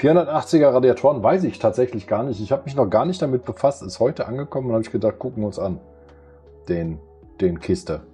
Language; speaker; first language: German; native; German